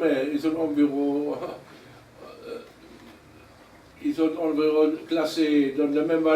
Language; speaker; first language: French; non-native, learner; German